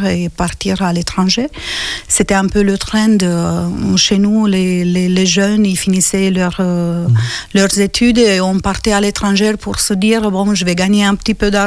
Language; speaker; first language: French; non-native, fluent; Romanian